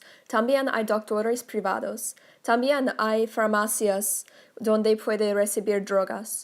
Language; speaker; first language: Spanish; non-native, learner; English